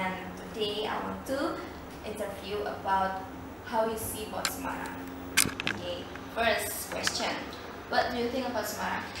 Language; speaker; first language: English; non-native, learner; Indonesian